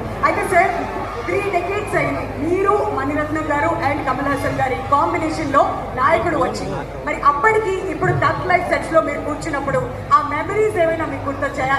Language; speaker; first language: Telugu; native; Telugu